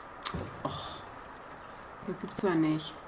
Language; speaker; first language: German; native; German